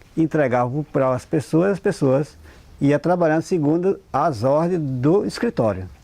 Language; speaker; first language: Portuguese; native; Portuguese